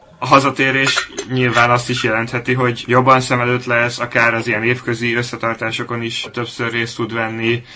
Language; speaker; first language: Hungarian; native; Hungarian